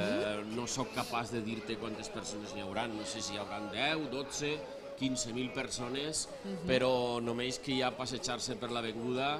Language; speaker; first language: Catalan; native; Catalan